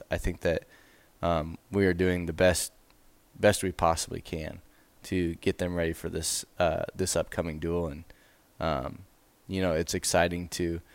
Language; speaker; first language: English; native; English